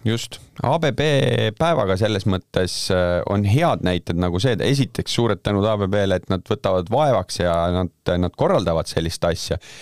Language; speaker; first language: Estonian; native; Estonian